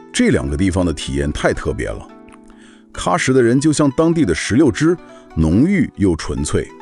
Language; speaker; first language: Chinese; non-native, fluent; English